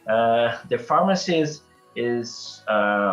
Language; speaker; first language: English; non-native, learner; Portuguese